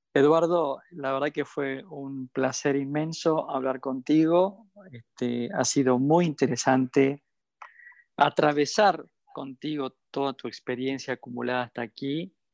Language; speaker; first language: Spanish; native; Spanish